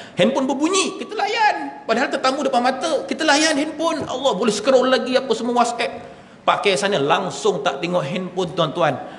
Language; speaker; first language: Malay; native; Malay